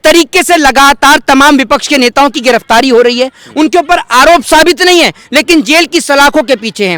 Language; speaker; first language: Hindi; native; Hindi